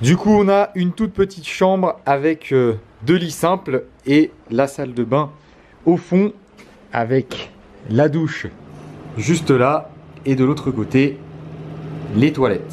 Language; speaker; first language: French; native; French